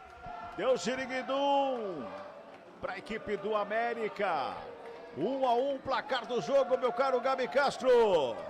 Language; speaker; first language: Portuguese; native; Portuguese